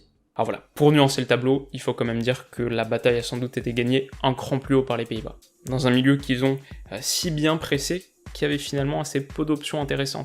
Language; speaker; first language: French; native; French